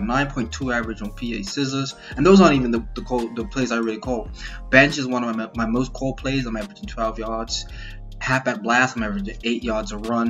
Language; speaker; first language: English; native; English